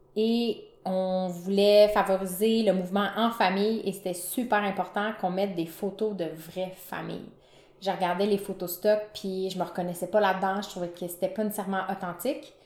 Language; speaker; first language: French; native; French